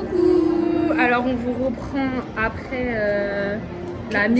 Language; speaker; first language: French; native; French